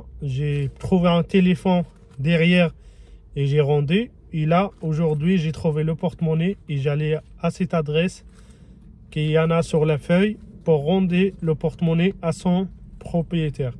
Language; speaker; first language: French; non-native, fluent; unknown